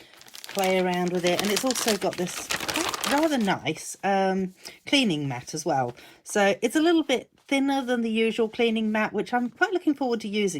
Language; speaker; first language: English; native; English